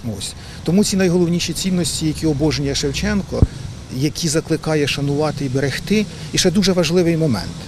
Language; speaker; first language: Ukrainian; native; Ukrainian